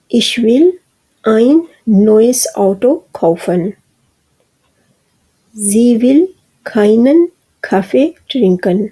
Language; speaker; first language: German; non-native, fluent; Urdu